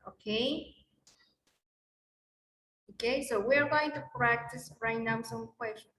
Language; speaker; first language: English; non-native, learner; Spanish